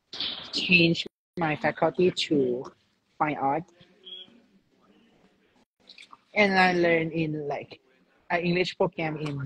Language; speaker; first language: English; non-native, learner; Thai